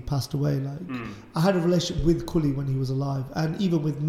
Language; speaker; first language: English; native; English